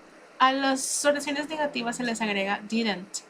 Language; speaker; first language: Spanish; native; Spanish